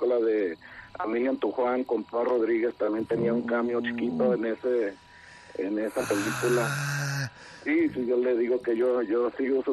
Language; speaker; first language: Spanish; early bilingual, heritage; Spanish